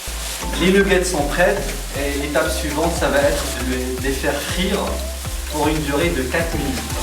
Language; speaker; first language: French; non-native, local second language; Arabic